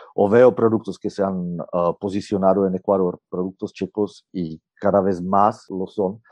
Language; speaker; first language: Spanish; non-native, fluent; Czech